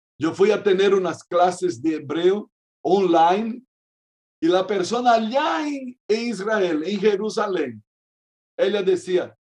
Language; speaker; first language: Spanish; non-native, fluent; Portuguese